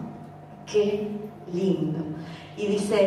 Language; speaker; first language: Spanish; native; Spanish